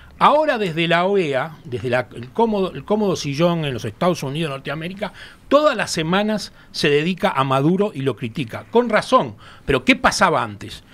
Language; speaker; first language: Spanish; native; Spanish